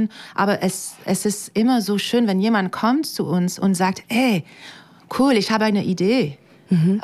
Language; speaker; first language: German; non-native, fluent; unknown